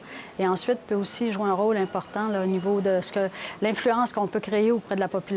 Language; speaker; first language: French; native; French